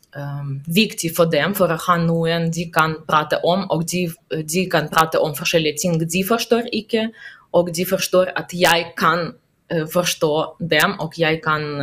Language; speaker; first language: Norwegian; non-native, learner; Russian